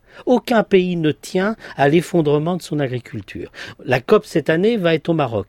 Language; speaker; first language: French; native; French